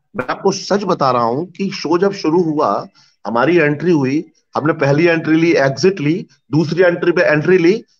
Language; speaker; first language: Hindi; native; Hindi